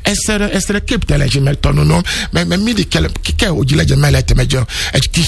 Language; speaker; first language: Hungarian; non-native, fluent; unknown